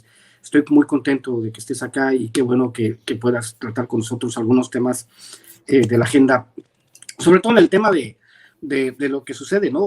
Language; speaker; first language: Spanish; native; Spanish